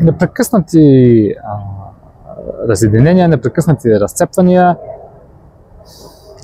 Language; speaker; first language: Bulgarian; native; Bulgarian